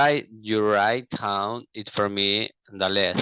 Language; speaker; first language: English; non-native, learner; Portuguese